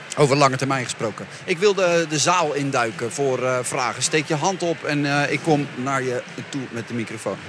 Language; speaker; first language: Dutch; native; Dutch